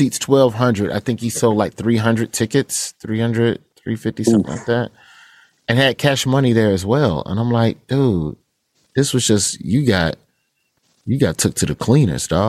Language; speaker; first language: English; native; English